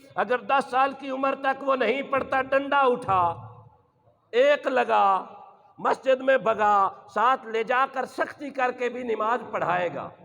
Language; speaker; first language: Urdu; non-native, local second language; Punjabi